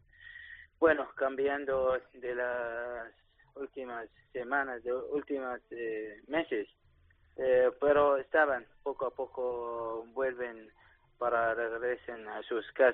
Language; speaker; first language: Spanish; non-native, learner; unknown